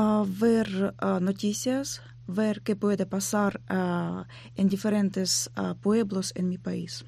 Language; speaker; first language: Spanish; non-native, learner; Ukrainian